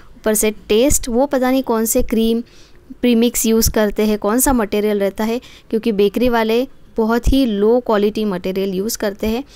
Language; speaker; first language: Hindi; non-native, local second language; Marathi